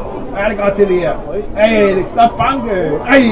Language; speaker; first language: Danish; native; Danish